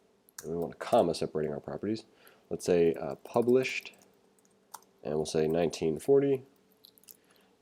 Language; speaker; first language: English; native; English